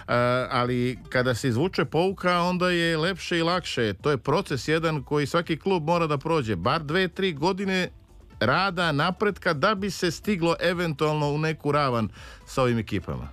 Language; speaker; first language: Serbian; native; Serbian